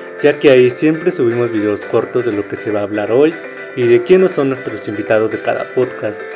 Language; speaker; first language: Spanish; native; Spanish